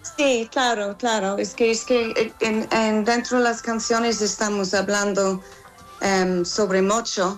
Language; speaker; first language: Spanish; non-native, fluent; English